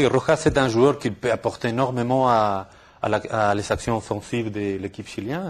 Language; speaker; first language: French; non-native, fluent; Spanish